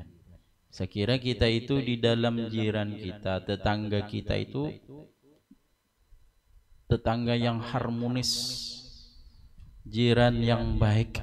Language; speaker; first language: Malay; non-native, local second language; Banjar